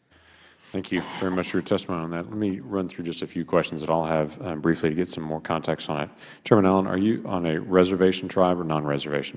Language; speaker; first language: English; native; English